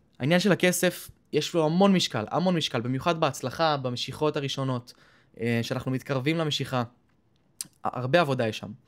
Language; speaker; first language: Hebrew; native; Hebrew